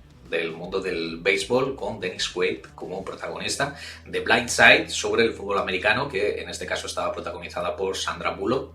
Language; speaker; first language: Spanish; native; Spanish